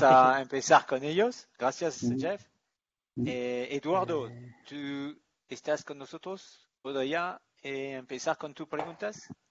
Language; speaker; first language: Spanish; non-native, learner; English